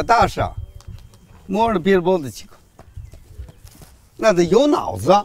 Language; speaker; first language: Russian; non-native, learner; Chinese